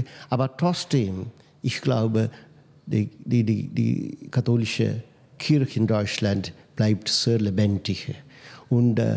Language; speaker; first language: German; non-native, fluent; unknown